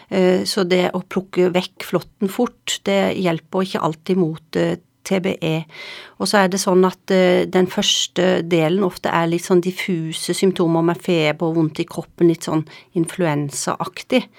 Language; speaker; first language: Norwegian; native; Norwegian